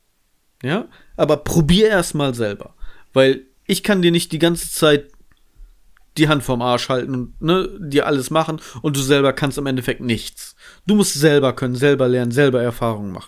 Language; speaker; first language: German; native; German